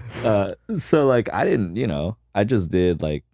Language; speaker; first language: English; native; English